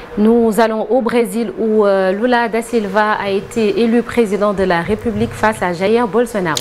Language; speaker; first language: French; non-native, local second language; Wolof